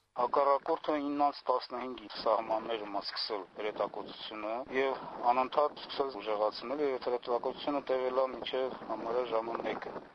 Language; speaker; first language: Armenian; native; Armenian